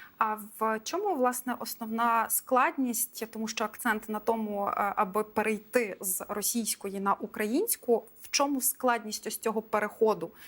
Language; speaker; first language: Ukrainian; native; Ukrainian